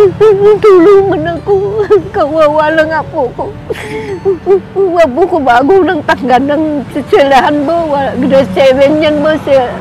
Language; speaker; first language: Filipino; non-native, learner; Vietnamese